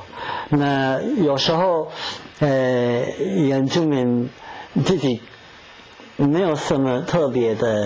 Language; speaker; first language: Chinese; non-native, fluent; English